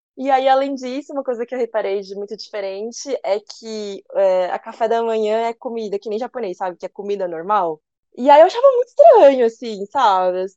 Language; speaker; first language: Portuguese; early bilingual, other home language; Korean